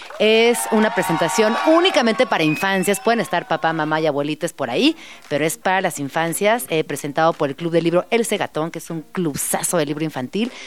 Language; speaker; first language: Spanish; native; Spanish